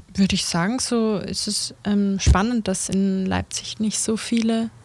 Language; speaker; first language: German; native; German